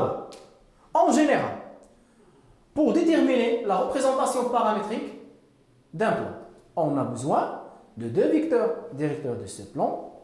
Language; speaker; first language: French; non-native, local second language; Arabic